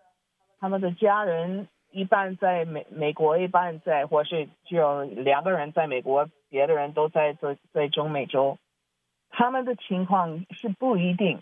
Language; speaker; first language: Chinese; early bilingual, heritage; Chinese